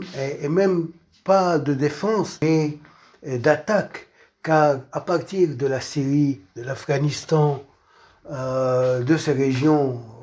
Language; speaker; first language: French; non-native, local second language; Arabic